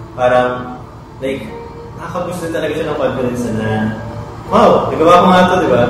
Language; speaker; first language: Filipino; native; Filipino